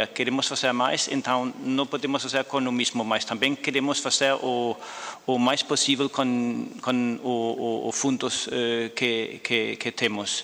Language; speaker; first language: Portuguese; non-native, fluent; Danish